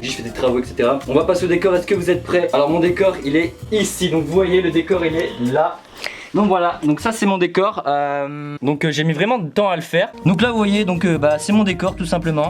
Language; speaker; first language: French; native; French